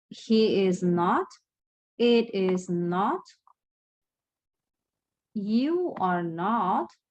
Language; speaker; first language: English; non-native, fluent; Spanish